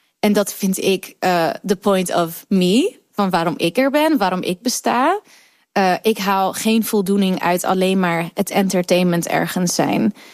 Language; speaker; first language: Dutch; early bilingual, other home language; Kurdish